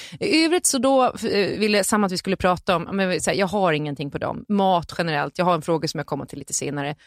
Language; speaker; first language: Swedish; native; Swedish